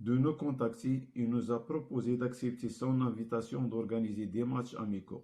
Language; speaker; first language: French; non-native, local second language; Arabic